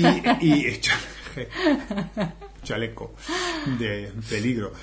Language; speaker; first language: Spanish; non-native, fluent; English